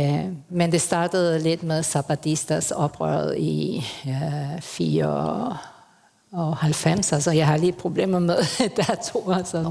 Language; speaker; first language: Danish; non-native, fluent; Spanish